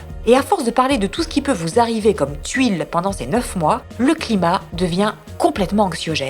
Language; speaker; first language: French; native; French